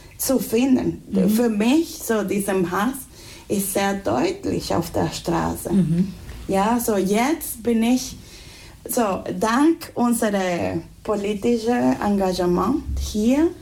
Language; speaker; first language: German; non-native, learner; Spanish